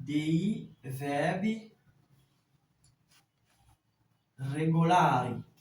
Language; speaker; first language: Italian; non-native, fluent; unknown